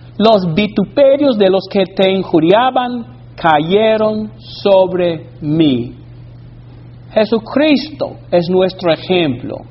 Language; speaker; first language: Spanish; non-native, fluent; English